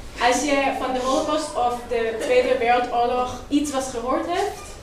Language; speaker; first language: Dutch; non-native, fluent; Hebrew